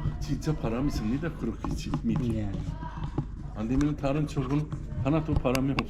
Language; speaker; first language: Korean; non-native, learner; Uzbek